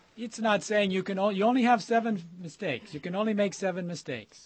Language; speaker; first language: English; native; English